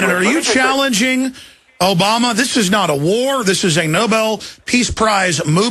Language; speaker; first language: English; native; English